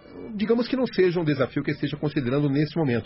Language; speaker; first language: Portuguese; native; Portuguese